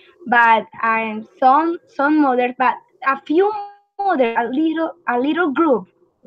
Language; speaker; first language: English; non-native, learner; Spanish